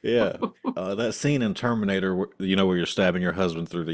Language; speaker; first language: English; native; English